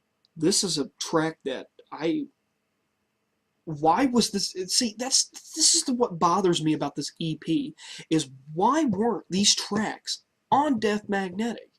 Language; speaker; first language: English; native; English